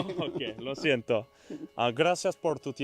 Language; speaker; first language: Spanish; non-native, learner; English